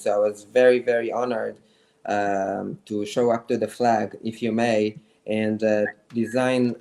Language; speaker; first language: English; non-native, fluent; Hebrew